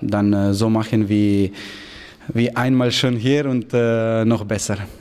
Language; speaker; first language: German; non-native, learner; Slovenian